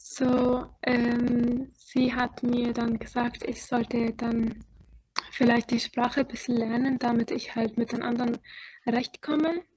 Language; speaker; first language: German; non-native, fluent; Arabic